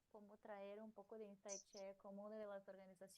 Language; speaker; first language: Spanish; non-native, learner; Portuguese